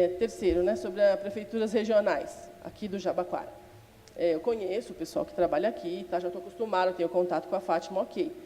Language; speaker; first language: Portuguese; non-native, local second language; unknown